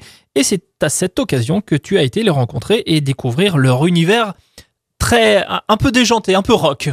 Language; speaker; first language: French; native; French